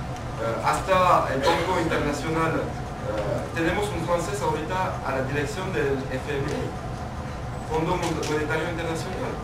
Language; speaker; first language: Spanish; non-native, fluent; French